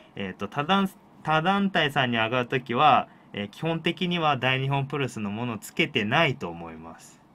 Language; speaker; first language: Japanese; native; Japanese